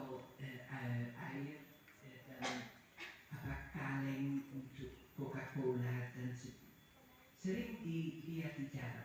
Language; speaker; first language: Indonesian; non-native, fluent; Dutch